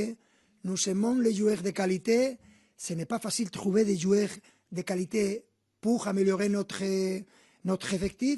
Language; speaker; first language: French; non-native, fluent; Spanish